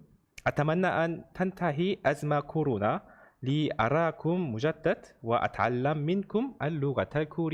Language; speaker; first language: Arabic; non-native, learner; Korean